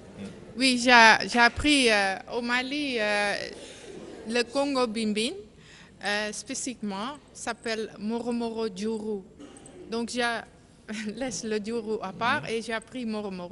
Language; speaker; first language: French; non-native, learner; Dutch